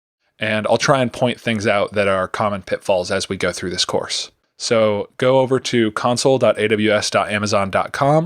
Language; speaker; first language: English; native; English